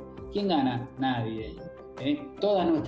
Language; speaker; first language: Spanish; native; Spanish